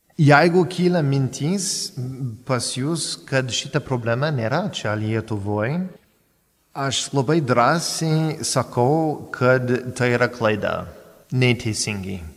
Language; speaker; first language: Lithuanian; non-native, fluent; English